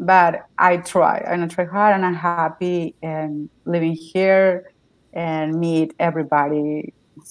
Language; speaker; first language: English; non-native, learner; Spanish